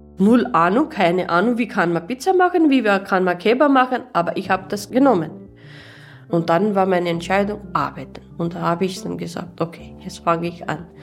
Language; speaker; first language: German; non-native, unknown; Urdu